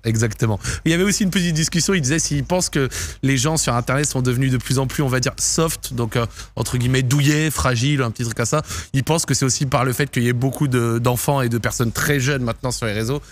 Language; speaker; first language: French; native; French